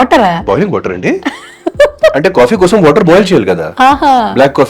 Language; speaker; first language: Telugu; non-native, fluent; Hindi